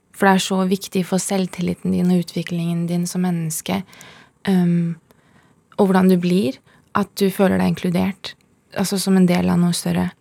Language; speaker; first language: Norwegian; early bilingual, other home language; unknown